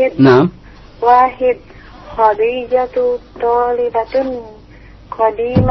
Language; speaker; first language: Arabic; non-native, learner; Indonesian